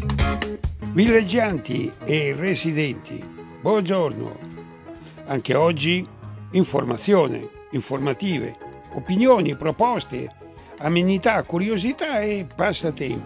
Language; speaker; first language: Italian; native; Italian